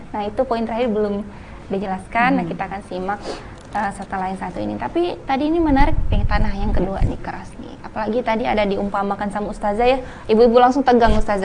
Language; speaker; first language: Indonesian; native; Indonesian